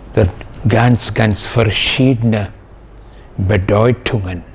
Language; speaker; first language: German; non-native, fluent; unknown